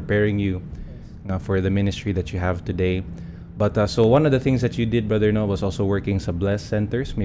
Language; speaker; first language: English; non-native, local second language; Cebuano